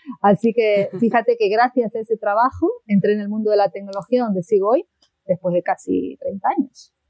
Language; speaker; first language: Spanish; native; Spanish